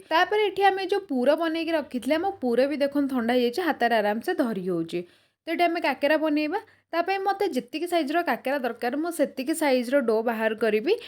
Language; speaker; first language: Odia; native; Odia